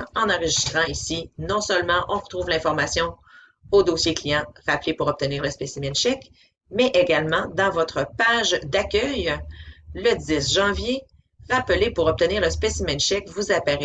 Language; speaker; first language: French; native; French